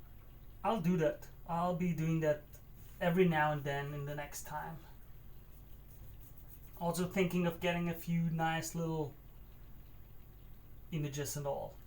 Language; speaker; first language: English; non-native, fluent; German